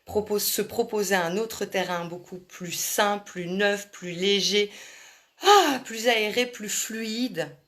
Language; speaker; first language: French; native; French